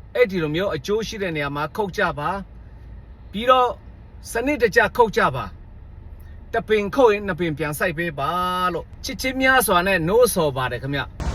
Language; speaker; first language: Burmese; non-native, local second language; Shan